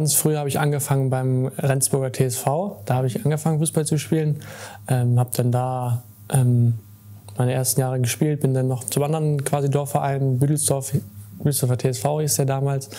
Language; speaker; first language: German; native; German